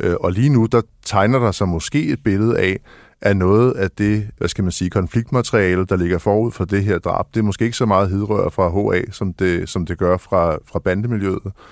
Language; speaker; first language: Danish; native; Danish